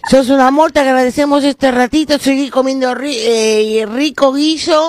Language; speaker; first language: Spanish; native; Spanish